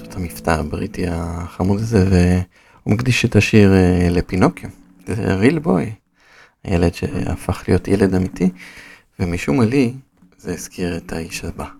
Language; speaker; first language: Hebrew; native; Hebrew